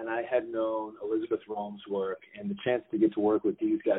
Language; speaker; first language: English; native; English